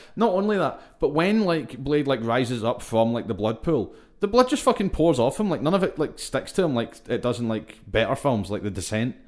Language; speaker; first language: English; native; English